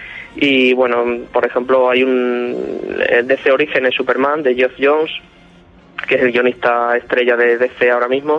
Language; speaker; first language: Spanish; native; Spanish